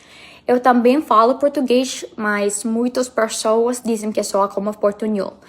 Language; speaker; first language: Portuguese; non-native, fluent; English